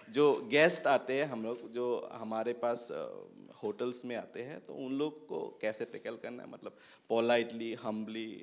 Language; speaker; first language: Hindi; non-native, local second language; Assamese